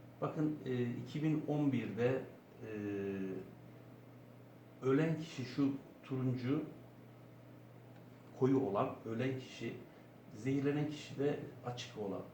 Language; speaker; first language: Turkish; native; Turkish